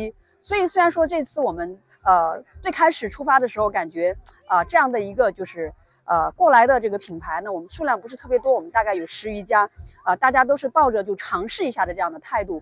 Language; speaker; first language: Chinese; native; Chinese